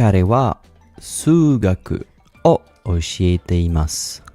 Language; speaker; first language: Japanese; non-native, learner; Italian